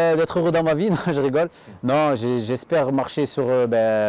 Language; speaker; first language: French; native; French